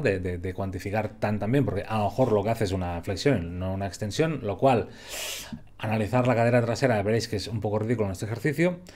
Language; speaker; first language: Spanish; native; Spanish